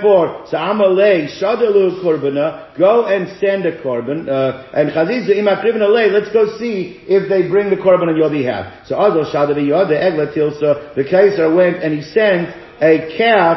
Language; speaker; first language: English; native; English